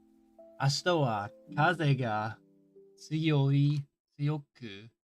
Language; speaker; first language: Japanese; non-native, learner; English